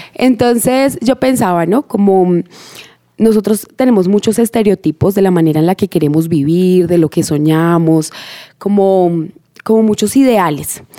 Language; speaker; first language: Spanish; native; Spanish